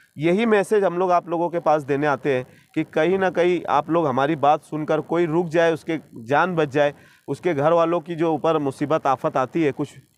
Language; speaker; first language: Hindi; non-native, local second language; Urdu